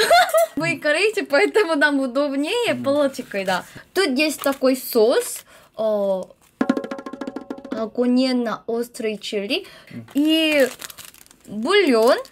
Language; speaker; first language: Russian; non-native, learner; Korean